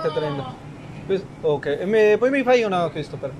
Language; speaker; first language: Italian; non-native, learner; Punjabi